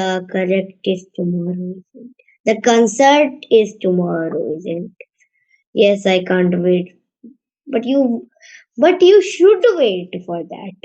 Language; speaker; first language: English; non-native, learner; Hindi